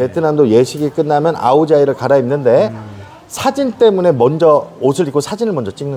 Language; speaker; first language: Korean; native; Korean